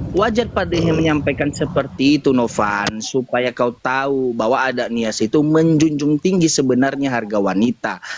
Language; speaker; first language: Indonesian; non-native, local second language; Nias